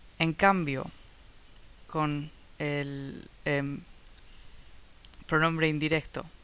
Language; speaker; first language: Spanish; non-native, fluent; English